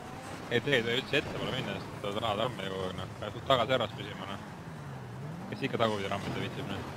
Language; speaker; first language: Estonian; native; Estonian